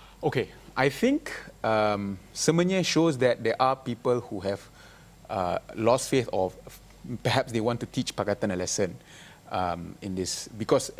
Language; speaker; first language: English; non-native, local second language; Malay